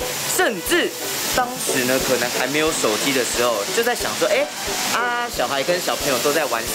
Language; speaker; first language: Chinese; native; Chinese